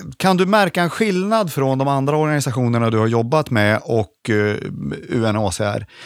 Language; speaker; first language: Swedish; native; Swedish